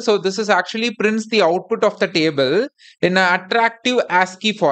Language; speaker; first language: English; non-native, local second language; Tamil